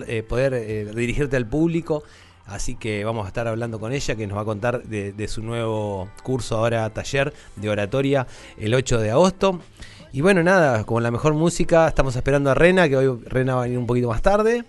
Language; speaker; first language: Spanish; native; Spanish